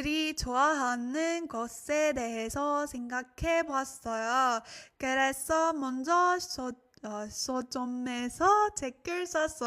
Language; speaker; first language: Korean; non-native, learner; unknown